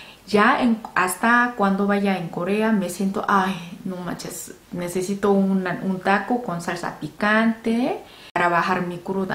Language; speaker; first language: Spanish; non-native, fluent; Korean